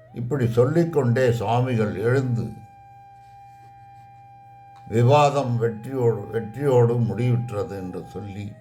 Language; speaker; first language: Tamil; native; Tamil